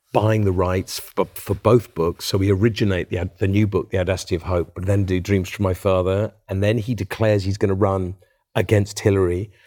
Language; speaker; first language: English; native; English